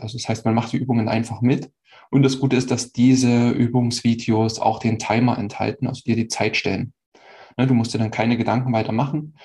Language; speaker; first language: German; native; German